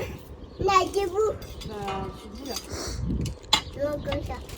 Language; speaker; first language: French; native; French